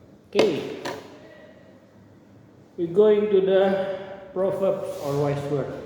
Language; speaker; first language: English; non-native, local second language; Indonesian